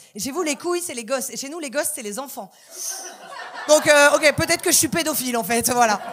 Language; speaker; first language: French; native; French